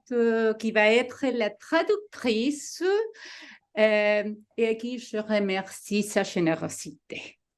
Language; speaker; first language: French; non-native, fluent; Spanish